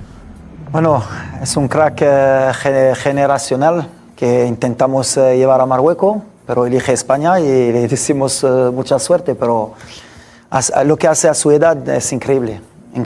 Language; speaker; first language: Spanish; non-native, fluent; French